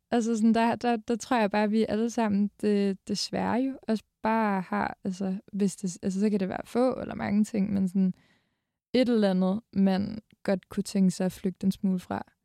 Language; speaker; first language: Danish; native; Danish